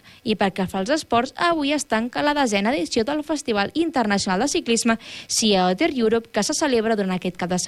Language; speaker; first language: Catalan; native; Catalan